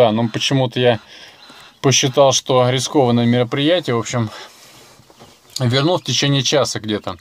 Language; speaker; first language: Russian; native; Russian